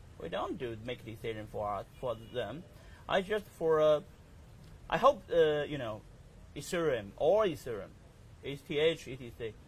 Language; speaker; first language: English; non-native, learner; Chinese